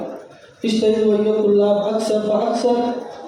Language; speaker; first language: Arabic; non-native, fluent; Urdu